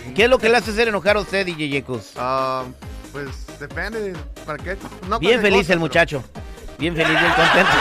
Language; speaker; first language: Spanish; native; Spanish